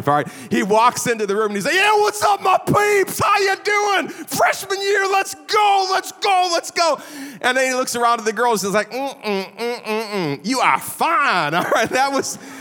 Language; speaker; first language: English; native; English